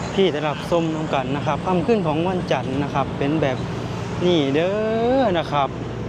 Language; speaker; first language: Thai; non-native, local second language; Lao